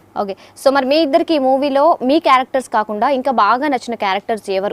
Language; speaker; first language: Telugu; native; Telugu